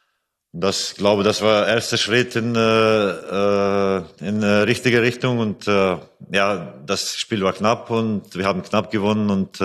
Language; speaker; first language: German; non-native, fluent; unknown